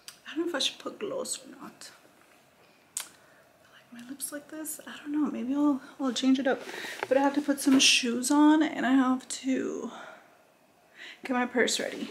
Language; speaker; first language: English; early bilingual, other home language; Spanish